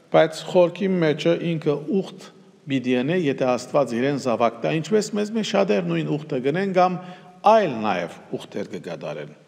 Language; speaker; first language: Armenian; early bilingual, heritage; Armenian